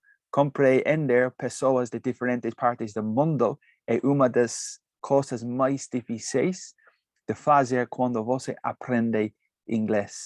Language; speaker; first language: Portuguese; non-native, learner; English